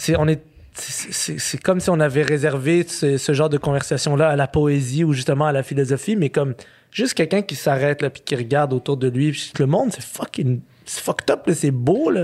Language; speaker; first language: French; early bilingual, other home language; Arabic